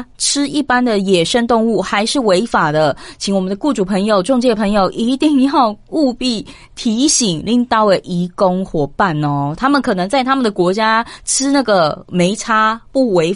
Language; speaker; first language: Chinese; native; Chinese